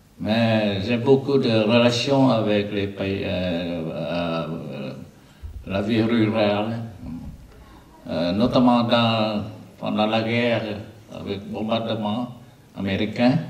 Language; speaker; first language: French; non-native, learner; Vietnamese